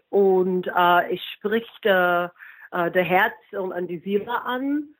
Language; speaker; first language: German; non-native, fluent; English